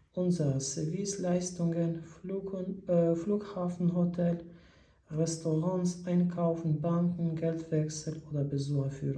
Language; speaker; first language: German; non-native, fluent; Albanian